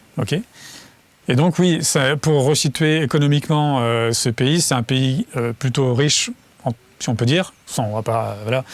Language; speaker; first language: French; native; French